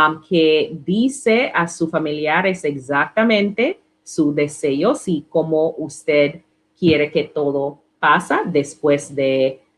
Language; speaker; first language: Spanish; non-native, learner; English